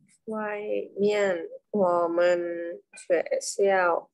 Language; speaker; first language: Chinese; non-native, learner; Thai